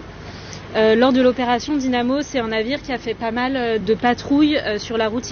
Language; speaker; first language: French; native; French